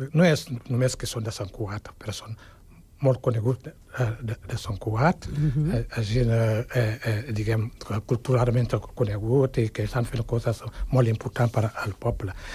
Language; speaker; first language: Catalan; non-native, fluent; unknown